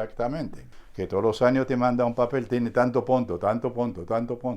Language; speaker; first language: Spanish; native; Spanish